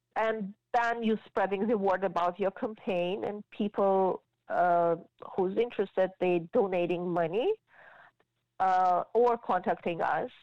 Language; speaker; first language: English; non-native, fluent; Georgian